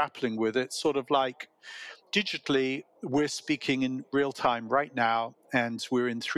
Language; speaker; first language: English; native; English